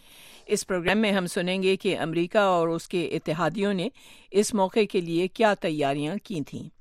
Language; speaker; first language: Urdu; native; Urdu